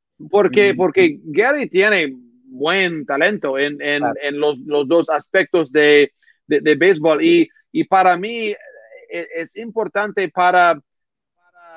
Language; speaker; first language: Spanish; non-native, learner; English